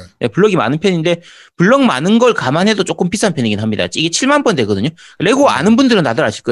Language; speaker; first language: Korean; native; Korean